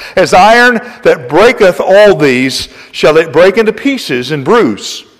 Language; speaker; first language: English; native; English